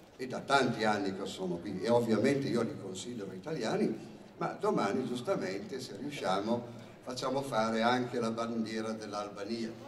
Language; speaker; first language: Italian; native; Italian